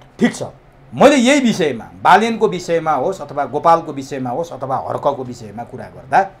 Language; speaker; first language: Nepali; native; Nepali